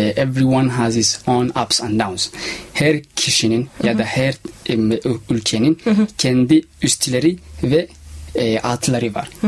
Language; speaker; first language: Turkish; non-native, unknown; Somali